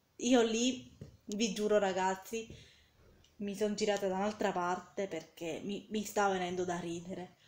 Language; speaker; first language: Italian; native; Italian